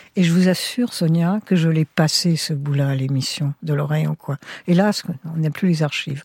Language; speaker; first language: French; early bilingual, heritage; French